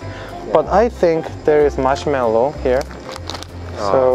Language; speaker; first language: English; non-native, local second language; Korean